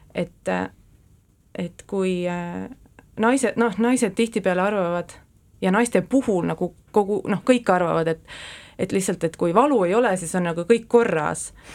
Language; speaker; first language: Estonian; native; Estonian